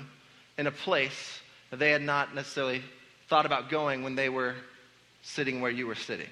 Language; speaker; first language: English; native; English